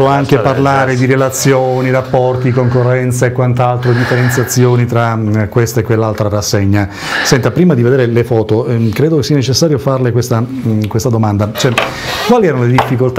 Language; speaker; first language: Italian; native; Italian